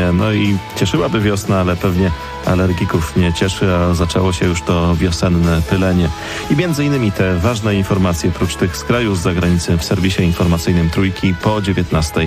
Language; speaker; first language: Polish; native; Polish